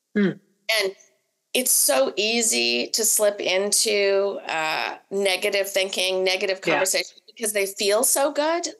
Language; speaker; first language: English; native; English